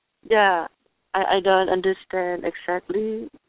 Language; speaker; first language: English; non-native, learner; Thai